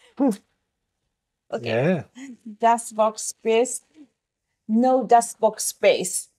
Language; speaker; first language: English; non-native, learner; Japanese